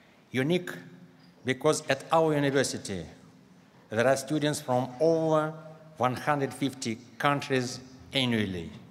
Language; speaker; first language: English; non-native, fluent; Russian